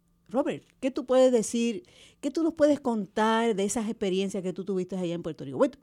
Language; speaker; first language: Spanish; native; Spanish